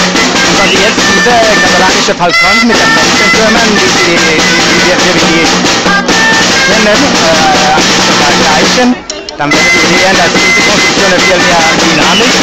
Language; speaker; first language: German; non-native, learner; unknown